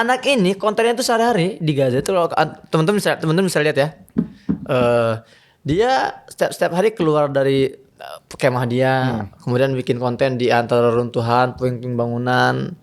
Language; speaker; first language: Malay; non-native, fluent; Arabic